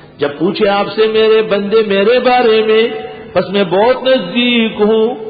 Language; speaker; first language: Urdu; non-native, local second language; Pashto